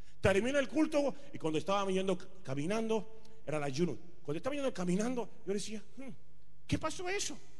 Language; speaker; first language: Spanish; non-native, fluent; Punjabi